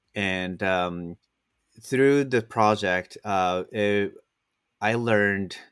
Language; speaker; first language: English; non-native, fluent; Japanese